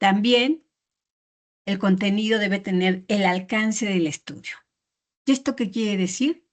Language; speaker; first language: Spanish; native; Spanish